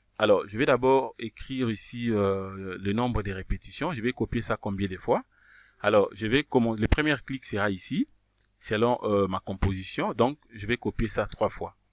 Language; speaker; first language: French; non-native, local second language; Kongo